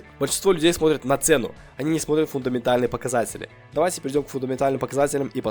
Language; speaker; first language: Russian; native; Russian